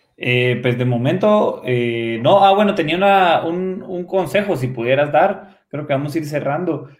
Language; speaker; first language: Spanish; native; Spanish